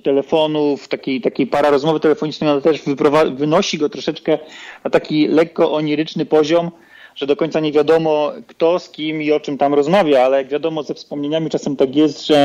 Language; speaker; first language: Polish; native; Polish